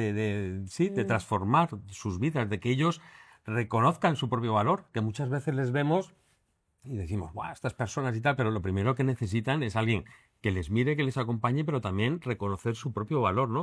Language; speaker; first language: Spanish; native; Spanish